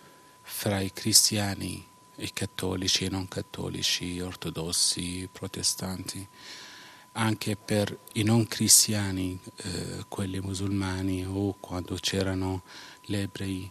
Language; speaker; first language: Italian; non-native, fluent; Arabic